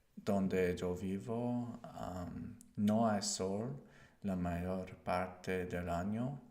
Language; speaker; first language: Spanish; non-native, learner; English